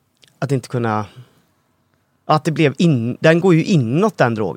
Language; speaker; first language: Swedish; native; Swedish